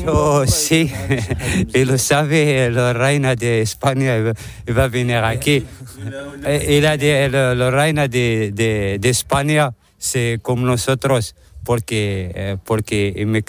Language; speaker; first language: Spanish; non-native, learner; Arabic